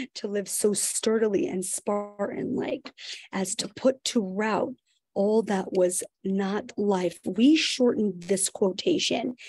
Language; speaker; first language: English; native; English